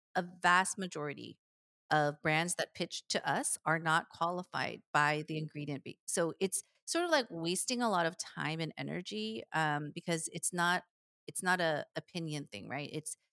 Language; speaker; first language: English; early bilingual, other home language; Korean